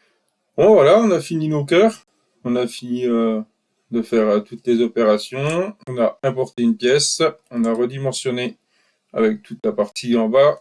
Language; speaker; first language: French; native; French